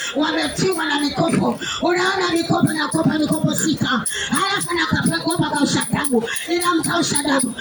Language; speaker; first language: Swahili; native; Swahili